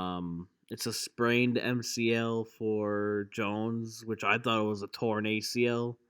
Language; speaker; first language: English; native; English